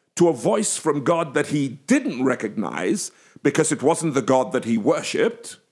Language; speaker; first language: English; native; English